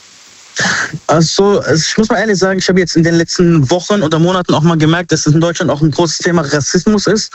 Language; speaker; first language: German; early bilingual, other home language; Arabic